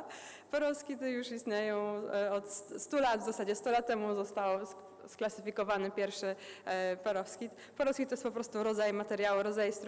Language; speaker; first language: Polish; native; Polish